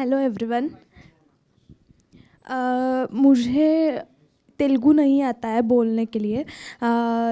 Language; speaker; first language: Hindi; non-native, local second language; Marathi